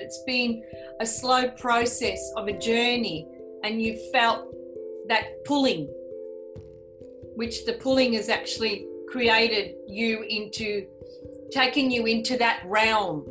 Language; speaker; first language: English; native; English